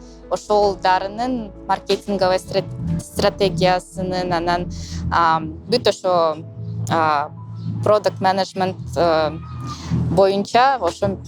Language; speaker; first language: Kyrgyz; non-native, local second language; Russian